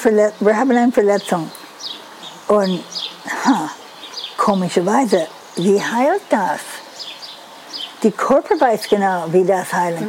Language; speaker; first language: German; non-native, fluent; English